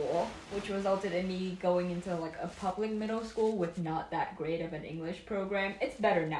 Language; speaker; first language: English; non-native, fluent; Vietnamese